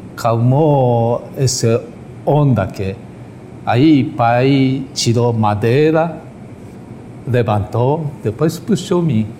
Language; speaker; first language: Portuguese; non-native, learner; Japanese